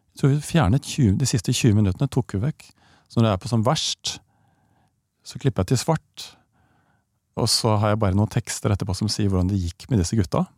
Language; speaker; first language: Norwegian; native; Norwegian